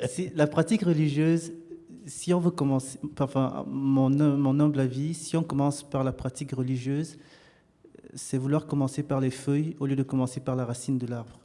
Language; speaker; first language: French; native; French